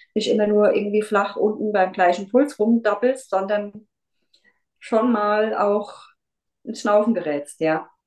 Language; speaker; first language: German; native; German